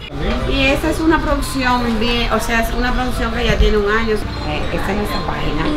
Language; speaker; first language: Spanish; native; Spanish